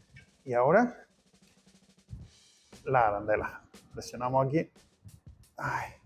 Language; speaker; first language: Spanish; native; Spanish